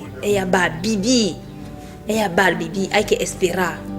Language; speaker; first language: Spanish; non-native, learner; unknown